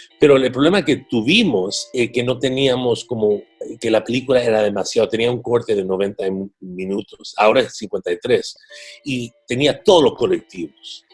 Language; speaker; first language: Spanish; early bilingual, heritage; Spanish